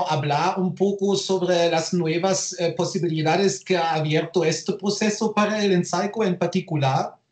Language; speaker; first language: Spanish; non-native, fluent; German